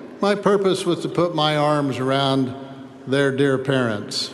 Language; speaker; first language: English; native; English